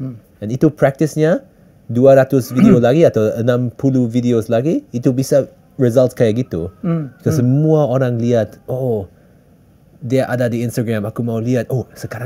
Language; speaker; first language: Indonesian; early bilingual, heritage; English